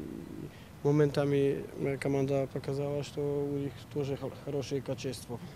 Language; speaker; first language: Russian; non-native, learner; Polish